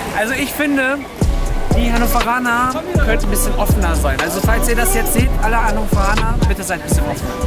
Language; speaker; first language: German; early bilingual, other home language; Turkish